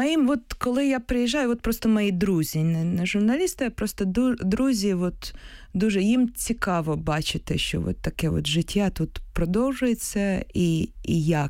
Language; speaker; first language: Ukrainian; early bilingual, heritage; Ukrainian